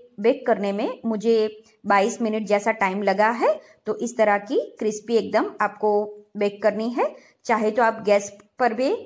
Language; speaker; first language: Hindi; non-native, local second language; Gujarati